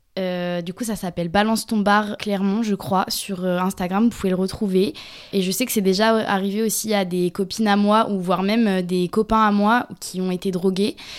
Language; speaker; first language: French; native; French